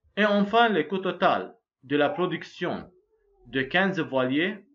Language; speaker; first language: French; non-native, local second language; Arabic